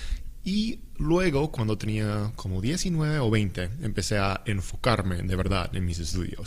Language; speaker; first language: Spanish; non-native, fluent; English